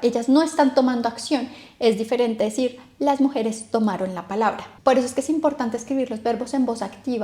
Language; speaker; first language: Spanish; native; Spanish